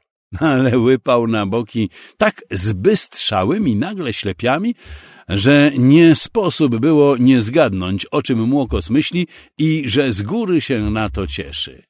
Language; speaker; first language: Polish; native; Polish